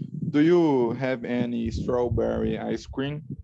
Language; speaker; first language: English; non-native, learner; Portuguese